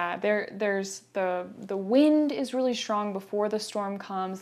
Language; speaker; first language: English; native; English